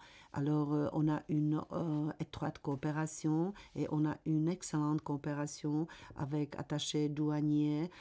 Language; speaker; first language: French; non-native, fluent; Czech